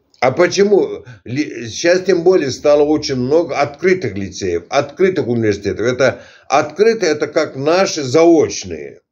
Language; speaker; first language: Russian; non-native, local second language; Turkmen